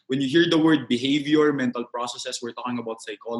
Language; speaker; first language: English; non-native, local second language; Filipino